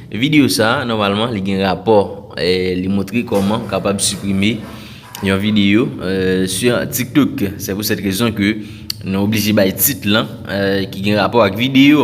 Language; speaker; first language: French; non-native, local second language; Haitian Creole